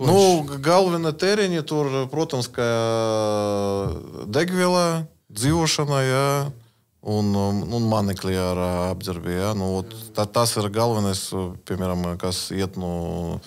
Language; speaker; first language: Latvian; non-native, learner; Russian